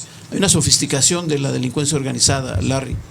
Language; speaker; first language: Spanish; native; Spanish